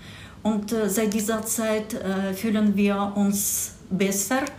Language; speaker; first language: German; non-native, fluent; Russian